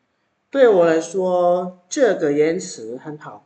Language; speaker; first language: Chinese; non-native, fluent; Indonesian